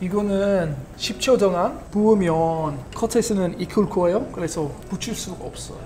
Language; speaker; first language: Korean; non-native, fluent; English